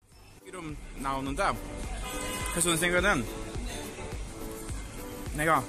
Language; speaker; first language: Korean; non-native, fluent; English